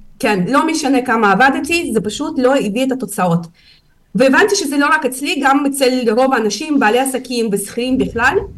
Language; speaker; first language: Hebrew; non-native, fluent; Russian